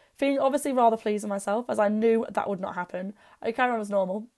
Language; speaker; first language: English; native; English